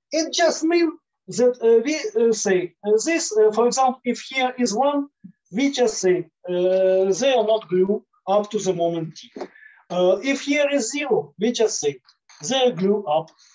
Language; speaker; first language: English; non-native, fluent; Russian